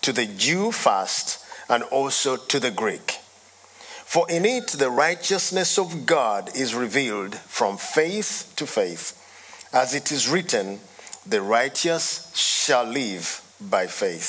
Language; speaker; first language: English; non-native, local second language; Ganda